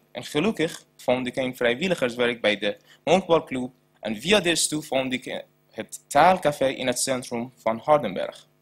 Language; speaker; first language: Dutch; non-native, learner; Persian